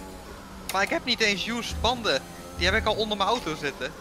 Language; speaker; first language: Dutch; native; Dutch